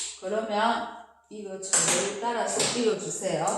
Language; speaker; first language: Korean; non-native, fluent; Chinese